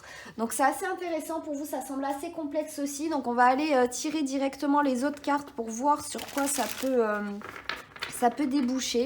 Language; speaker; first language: French; native; French